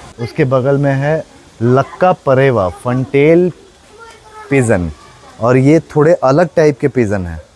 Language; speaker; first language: Hindi; native; Hindi